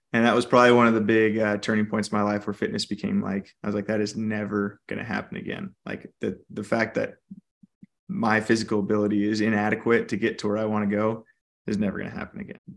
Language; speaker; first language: English; native; English